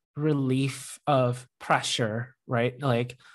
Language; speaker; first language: English; non-native, fluent; Indonesian